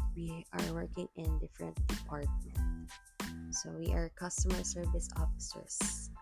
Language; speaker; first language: English; non-native, local second language; Cebuano